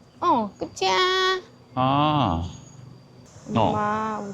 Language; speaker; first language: Korean; non-native, learner; Vietnamese